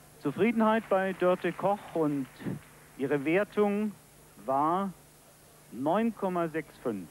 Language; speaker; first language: German; native; German